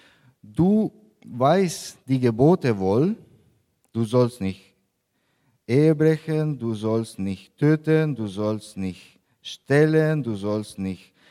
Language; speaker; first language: German; non-native, fluent; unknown